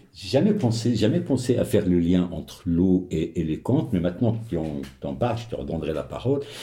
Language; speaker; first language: French; non-native, local second language; Arabic